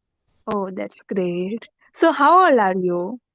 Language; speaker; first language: English; non-native, learner; Hindi